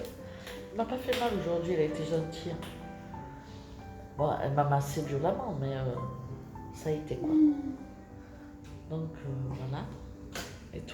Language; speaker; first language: French; native; French